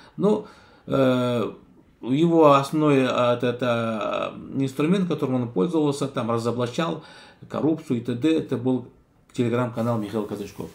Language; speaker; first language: Russian; non-native, local second language; Kazakh